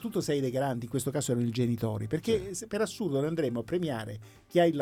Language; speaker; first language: Italian; native; Italian